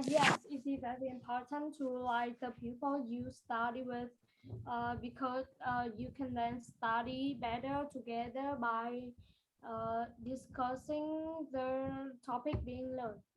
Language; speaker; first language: English; non-native, learner; Vietnamese